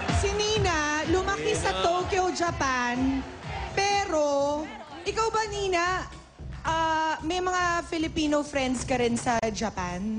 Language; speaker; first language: Filipino; native; Filipino